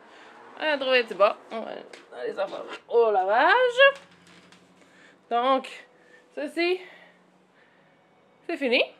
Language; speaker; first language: French; native; French